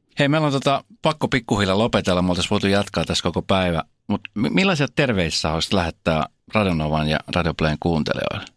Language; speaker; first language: Finnish; early bilingual, other home language; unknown